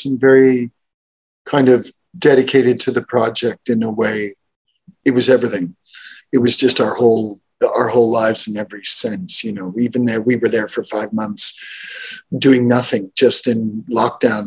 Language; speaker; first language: English; native; English